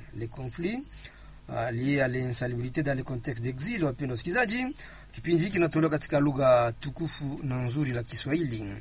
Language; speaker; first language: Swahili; native; Swahili